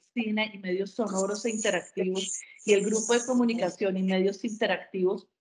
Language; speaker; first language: Spanish; native; Spanish